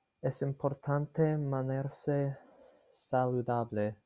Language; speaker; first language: Spanish; non-native, learner; English